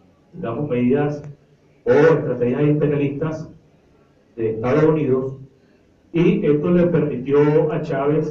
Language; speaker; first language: Spanish; native; Spanish